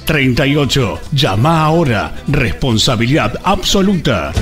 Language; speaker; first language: Spanish; native; Spanish